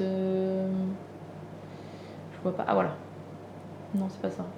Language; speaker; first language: French; native; French